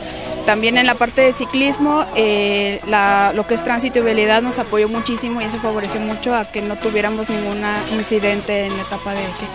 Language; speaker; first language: Spanish; native; Spanish